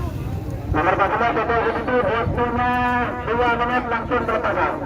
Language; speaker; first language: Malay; non-native, local second language; Madurese